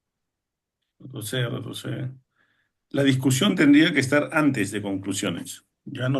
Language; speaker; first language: Spanish; native; Spanish